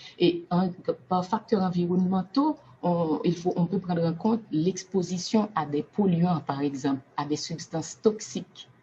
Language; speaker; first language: French; non-native, local second language; Haitian Creole